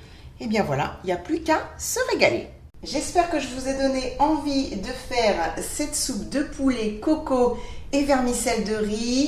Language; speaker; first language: French; native; French